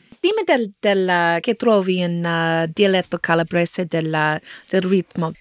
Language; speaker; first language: Italian; non-native, learner; English